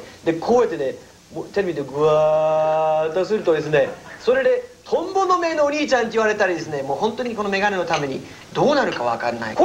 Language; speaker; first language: Japanese; non-native, fluent; English